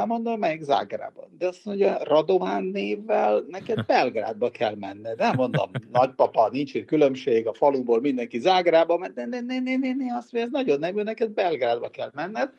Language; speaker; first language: Hungarian; non-native, local second language; Serbian